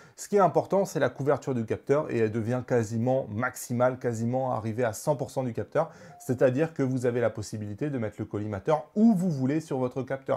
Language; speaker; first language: French; native; French